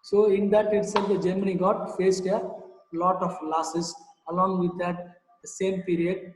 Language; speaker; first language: English; non-native, local second language; Tamil